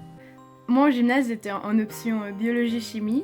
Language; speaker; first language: French; native; French